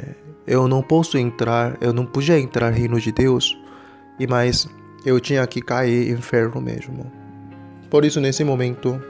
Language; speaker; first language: Portuguese; non-native, learner; Korean